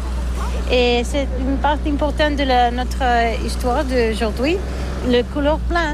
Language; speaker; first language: French; non-native, learner; Catalan